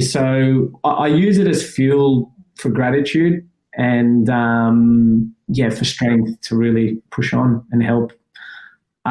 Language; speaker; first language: English; early bilingual, other home language; Persian